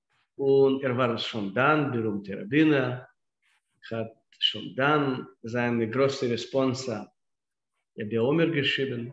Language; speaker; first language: German; non-native, fluent; Russian